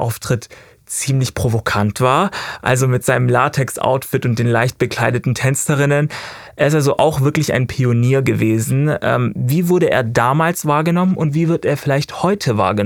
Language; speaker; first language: German; native; German